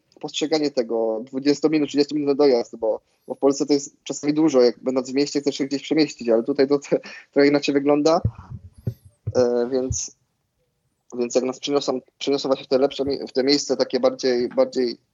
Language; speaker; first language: Polish; native; Polish